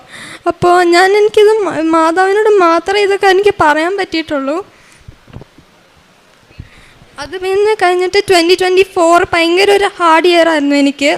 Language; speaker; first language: Malayalam; early bilingual, heritage; Malayalam